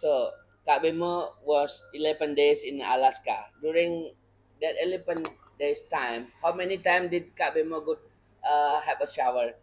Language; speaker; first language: English; non-native, learner; Indonesian